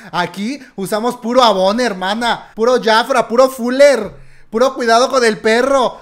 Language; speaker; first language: Spanish; native; Spanish